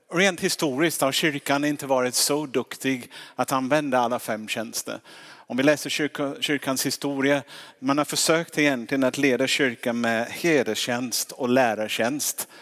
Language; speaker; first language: Swedish; non-native, fluent; English